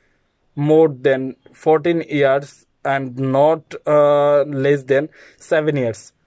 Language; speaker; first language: English; non-native, learner; Bangla